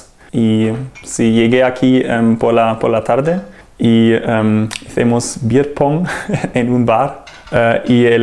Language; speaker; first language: Spanish; non-native, learner; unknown